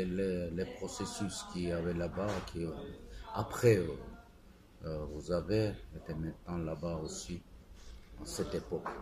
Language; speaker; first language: French; non-native, fluent; Armenian